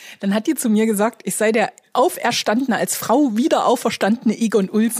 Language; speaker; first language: German; native; German